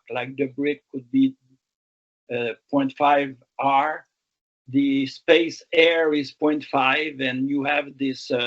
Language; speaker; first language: English; non-native, local second language; French